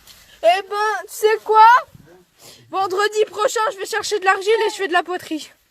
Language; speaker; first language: French; native; French